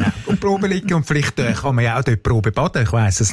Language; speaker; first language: German; native; German